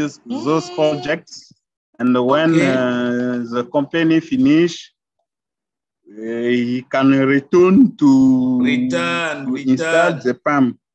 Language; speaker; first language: English; non-native, learner; French